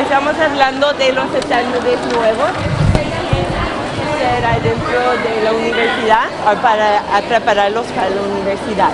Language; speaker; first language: Spanish; non-native, fluent; English